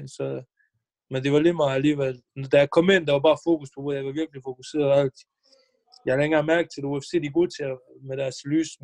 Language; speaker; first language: Danish; early bilingual, other home language; Bosnian